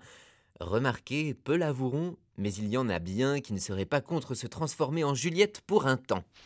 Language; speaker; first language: French; native; French